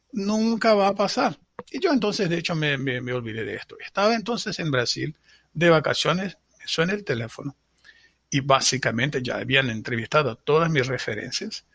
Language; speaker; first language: Spanish; non-native, fluent; Portuguese